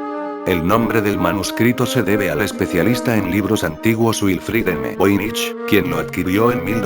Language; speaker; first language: Spanish; native; Spanish